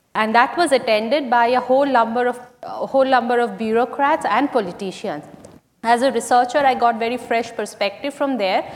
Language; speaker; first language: English; non-native, local second language; Bangla